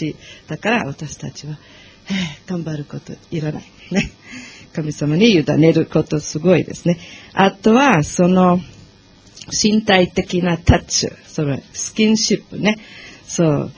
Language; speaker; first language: Japanese; non-native, learner; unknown